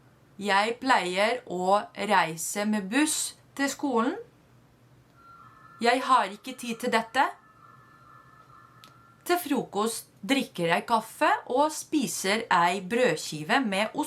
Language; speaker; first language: Norwegian; non-native, fluent; Spanish